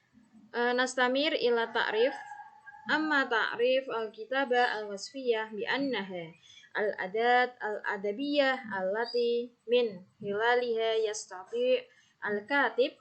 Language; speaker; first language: Arabic; non-native, fluent; Indonesian